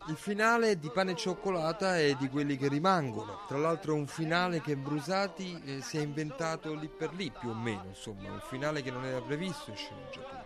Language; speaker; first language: Italian; native; Italian